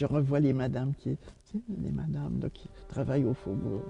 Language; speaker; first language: French; native; French